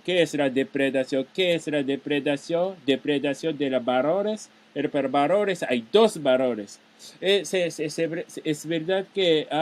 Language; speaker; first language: Spanish; non-native, fluent; Japanese